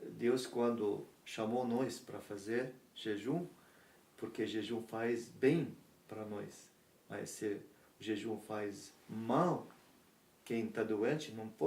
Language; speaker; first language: Portuguese; non-native, learner; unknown